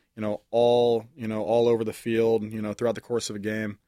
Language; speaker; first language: English; native; English